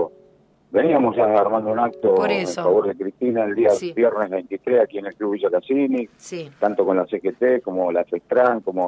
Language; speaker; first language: Spanish; native; Spanish